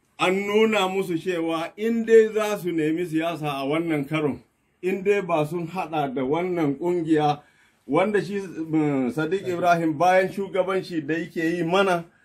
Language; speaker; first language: Hausa; non-native, local second language; Fula